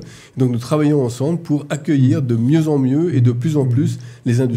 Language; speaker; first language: French; native; French